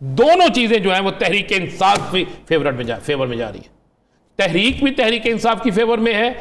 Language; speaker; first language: Urdu; non-native, local second language; Punjabi